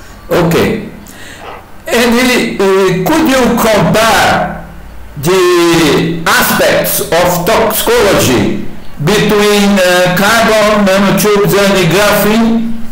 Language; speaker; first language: English; non-native, learner; Portuguese